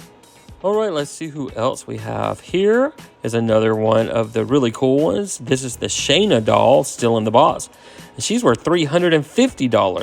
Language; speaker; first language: English; native; English